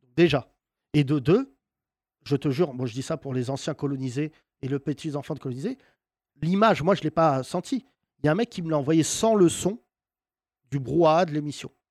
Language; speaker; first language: French; native; French